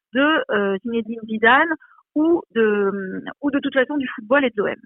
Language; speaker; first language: French; native; French